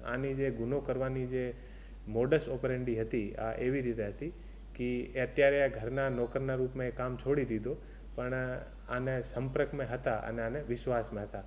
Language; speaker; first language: Gujarati; non-native, fluent; Hindi